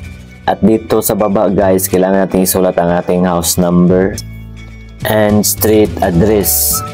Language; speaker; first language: Filipino; native; Filipino